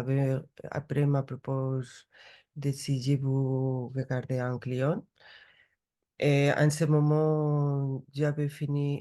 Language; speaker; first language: French; non-native, learner; Spanish